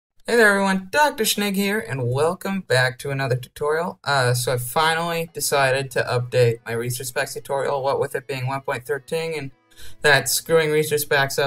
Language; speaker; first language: English; native; English